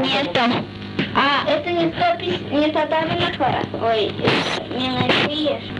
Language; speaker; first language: Russian; native; Russian